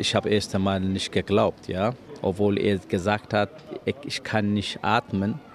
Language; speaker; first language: German; non-native, learner; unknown